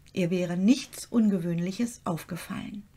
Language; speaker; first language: German; native; German